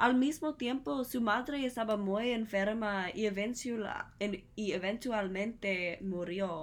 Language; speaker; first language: Spanish; non-native, learner; English